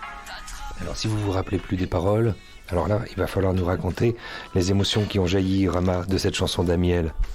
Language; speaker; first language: French; native; French